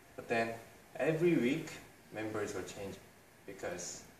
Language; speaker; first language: English; non-native, fluent; Korean